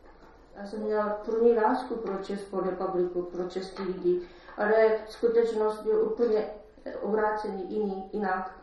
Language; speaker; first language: Czech; non-native, learner; Japanese